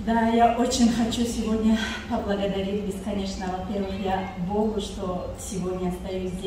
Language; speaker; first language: Russian; non-native, fluent; Tajik